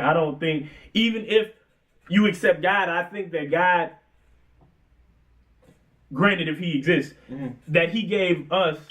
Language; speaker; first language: English; native; English